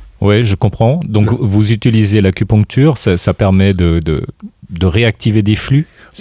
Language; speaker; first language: French; native; French